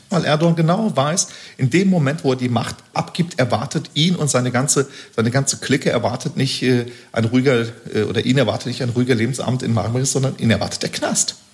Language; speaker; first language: German; early bilingual, other home language; Turkish